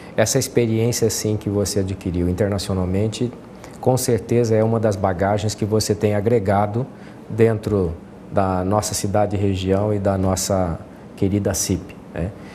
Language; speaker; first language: Portuguese; native; Portuguese